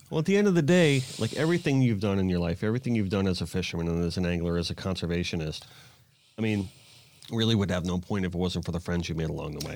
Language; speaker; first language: English; native; English